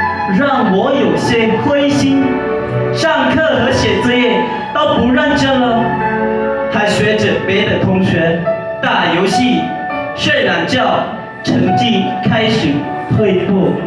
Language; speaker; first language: Chinese; non-native, learner; Lao